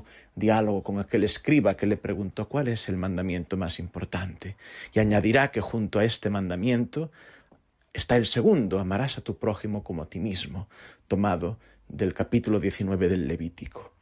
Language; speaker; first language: Spanish; native; Spanish